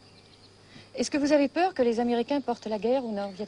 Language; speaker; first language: French; native; French